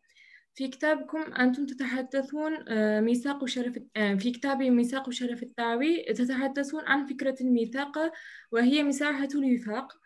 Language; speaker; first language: Arabic; non-native, fluent; Turkish